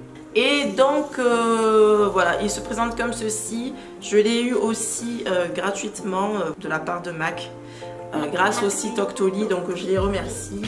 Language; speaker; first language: French; native; French